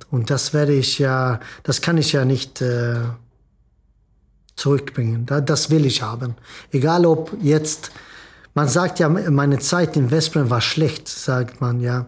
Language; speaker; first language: German; non-native, fluent; Swedish